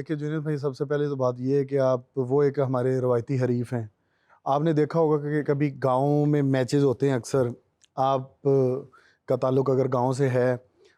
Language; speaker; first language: Hindi; non-native, local second language; Punjabi